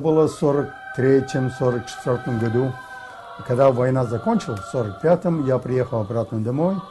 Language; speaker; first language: Russian; early bilingual, heritage; Russian